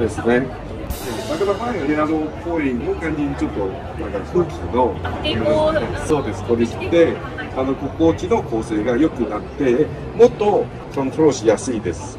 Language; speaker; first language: Japanese; non-native, learner; Chinese